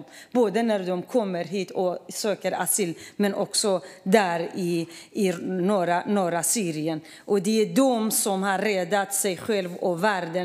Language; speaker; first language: Swedish; non-native, fluent; Kurdish